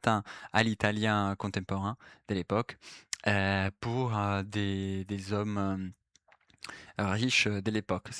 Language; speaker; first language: French; native; French